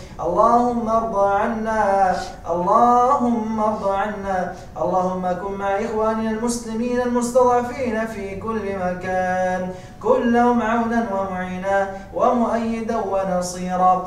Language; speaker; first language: Arabic; native; Arabic